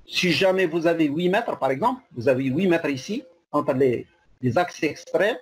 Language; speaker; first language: French; non-native, local second language; Arabic